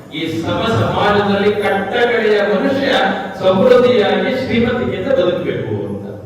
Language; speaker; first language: Kannada; native; Kannada